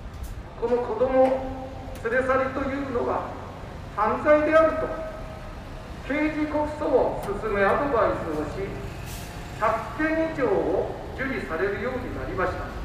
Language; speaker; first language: Japanese; native; Japanese